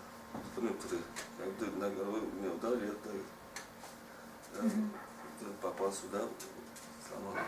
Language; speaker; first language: Russian; non-native, learner; Tajik